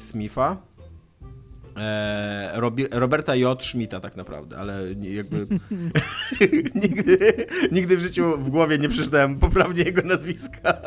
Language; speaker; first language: Polish; native; Polish